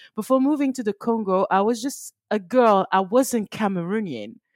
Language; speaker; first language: English; early bilingual, other home language; French